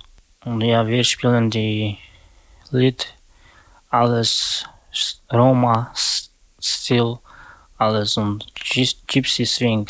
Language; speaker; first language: German; non-native, learner; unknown